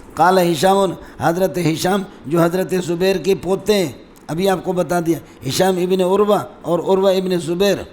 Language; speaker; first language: Urdu; non-native, local second language; Brahui